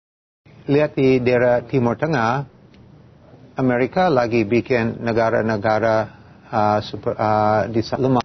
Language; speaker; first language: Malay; non-native, fluent; English